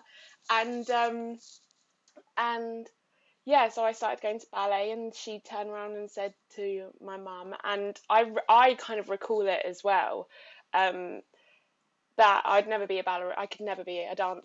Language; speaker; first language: English; native; English